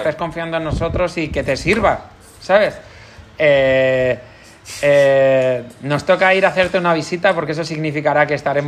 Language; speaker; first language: Spanish; non-native, learner; Portuguese